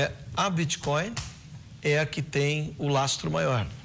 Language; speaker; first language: Portuguese; native; Portuguese